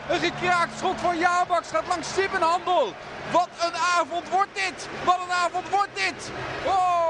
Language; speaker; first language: Dutch; native; Dutch